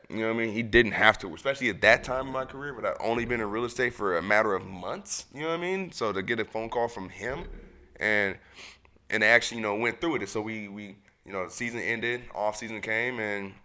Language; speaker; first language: English; native; English